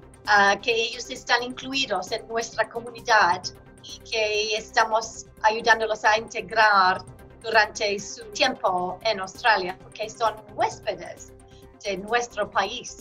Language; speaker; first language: Spanish; non-native, fluent; English